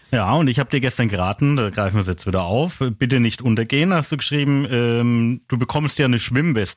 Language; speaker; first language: German; native; German